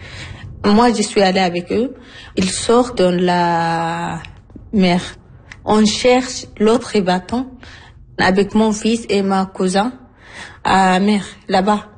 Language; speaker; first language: French; non-native, learner; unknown